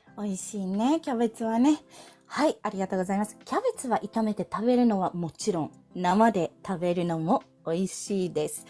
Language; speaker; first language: Japanese; non-native, fluent; Filipino